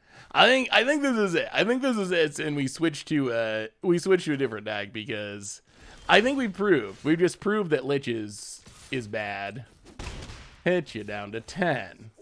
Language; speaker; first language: English; native; English